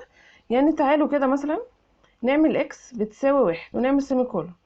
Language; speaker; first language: Arabic; native; Arabic